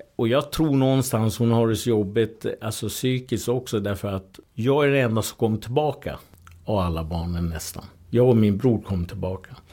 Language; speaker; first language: Swedish; early bilingual, other home language; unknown